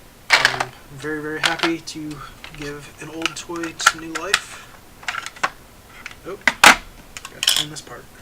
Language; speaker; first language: English; native; English